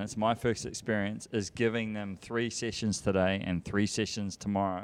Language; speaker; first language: English; native; English